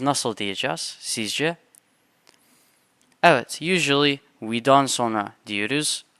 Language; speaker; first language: Turkish; non-native, fluent; English